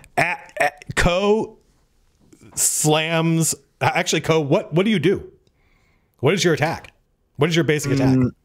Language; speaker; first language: English; native; English